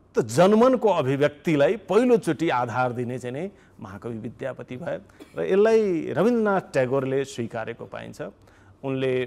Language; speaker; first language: Nepali; non-native, local second language; Maithili